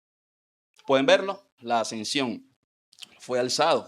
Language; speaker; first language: Spanish; native; Spanish